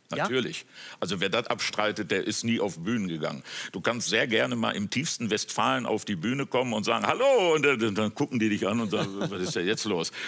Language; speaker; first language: German; native; German